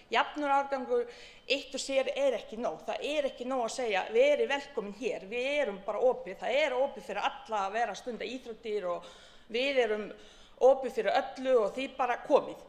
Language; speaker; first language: Icelandic; non-native, fluent; Bosnian